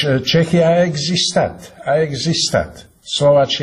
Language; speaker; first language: Romanian; non-native, fluent; Czech